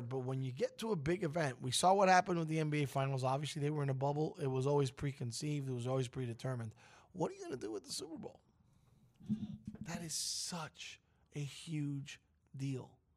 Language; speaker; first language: English; native; English